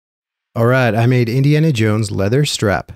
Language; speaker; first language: English; native; English